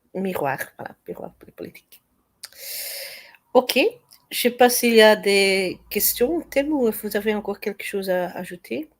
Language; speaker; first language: French; non-native, learner; Dutch